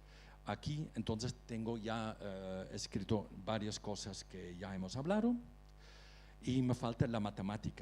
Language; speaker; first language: Spanish; non-native, fluent; Dutch